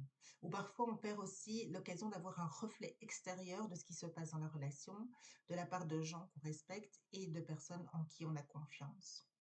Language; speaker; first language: French; native; French